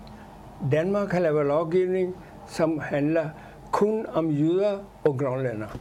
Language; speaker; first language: Danish; non-native, fluent; Urdu